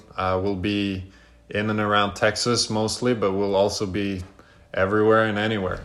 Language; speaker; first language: English; non-native, fluent; Norwegian